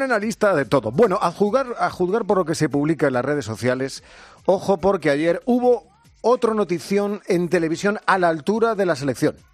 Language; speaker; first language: Spanish; native; Spanish